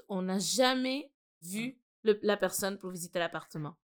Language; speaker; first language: French; non-native, fluent; Gujarati